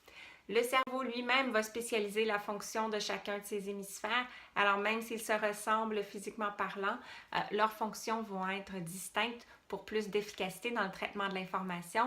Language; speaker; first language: French; native; French